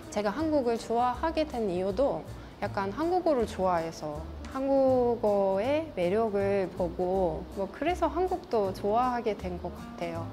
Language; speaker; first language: Korean; non-native, fluent; Turkish